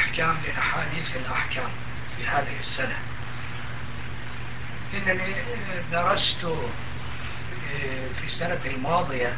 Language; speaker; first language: Arabic; non-native, local second language; Turkish